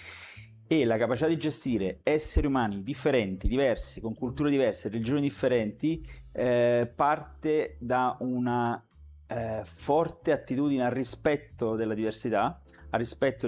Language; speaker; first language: Italian; native; Italian